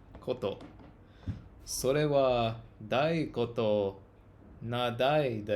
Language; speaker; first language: Japanese; non-native, learner; English